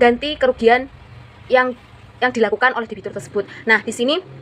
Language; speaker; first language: Indonesian; native; Indonesian